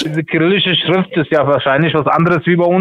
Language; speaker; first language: German; native; German